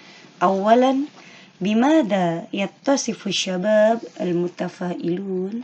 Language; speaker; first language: Arabic; non-native, fluent; Indonesian